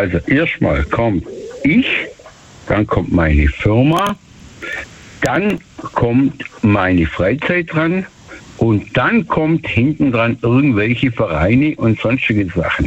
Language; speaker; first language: German; native; German